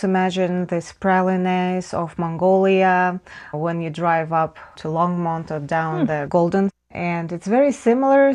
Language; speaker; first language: English; non-native, fluent; Russian